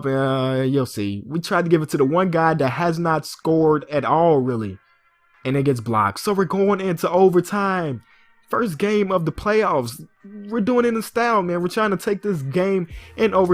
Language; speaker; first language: English; native; English